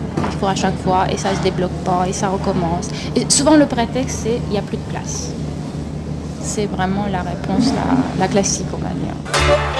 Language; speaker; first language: French; non-native, fluent; Romanian